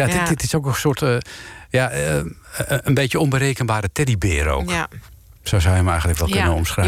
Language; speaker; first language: Dutch; native; Dutch